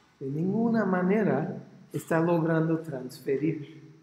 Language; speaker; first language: Spanish; non-native, fluent; English